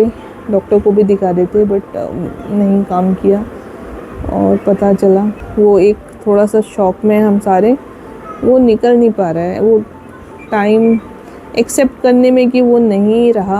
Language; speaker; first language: Hindi; native; Hindi